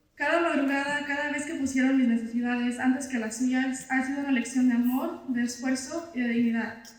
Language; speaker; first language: Spanish; early bilingual, heritage; Spanish